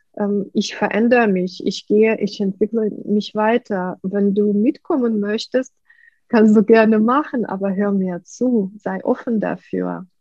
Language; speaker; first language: German; non-native, fluent; Russian